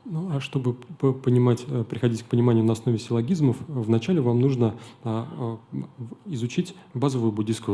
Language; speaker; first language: Russian; native; Russian